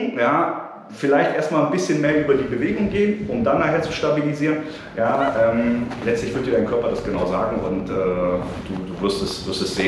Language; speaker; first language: German; native; German